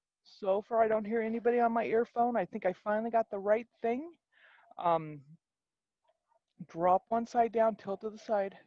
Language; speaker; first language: English; native; English